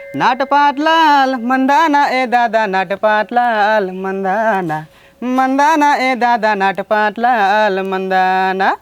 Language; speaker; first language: Telugu; non-native, local second language; Gondi